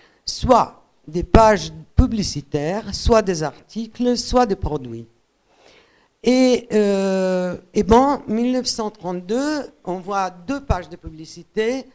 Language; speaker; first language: French; non-native, fluent; Italian